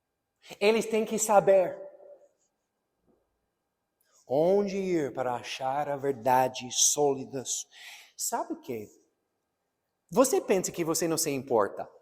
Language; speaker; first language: Portuguese; non-native, fluent; English